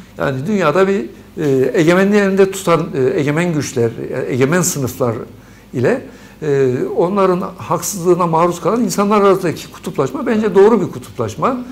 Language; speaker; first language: Turkish; early bilingual, other home language; Uzbek